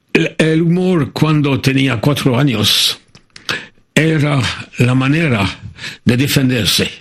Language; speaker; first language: Spanish; non-native, fluent; French